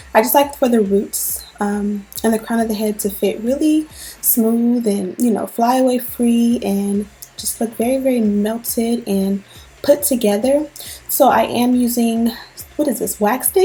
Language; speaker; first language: English; native; English